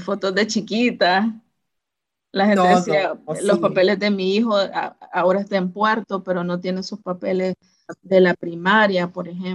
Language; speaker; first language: Spanish; native; Spanish